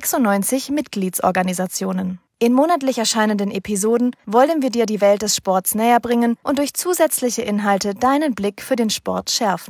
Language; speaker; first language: German; native; German